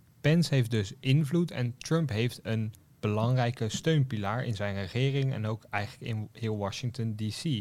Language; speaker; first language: Dutch; native; Dutch